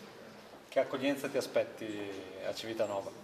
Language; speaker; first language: Italian; native; Italian